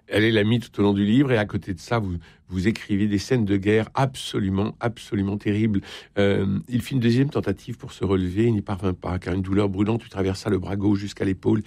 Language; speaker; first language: French; native; French